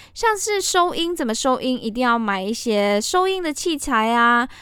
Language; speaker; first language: Chinese; native; Chinese